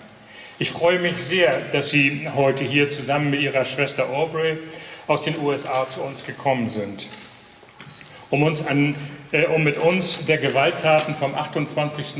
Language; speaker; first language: German; native; German